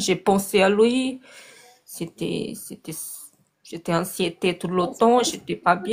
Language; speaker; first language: French; non-native, learner; Portuguese